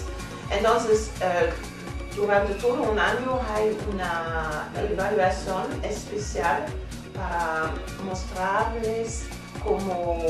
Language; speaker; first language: Spanish; non-native, fluent; German